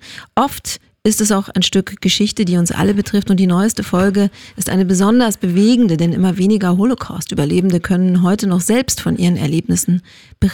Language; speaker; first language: German; native; German